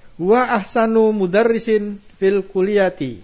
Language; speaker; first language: Arabic; non-native, learner; Indonesian